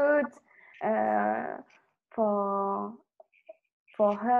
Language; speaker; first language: English; non-native, learner; French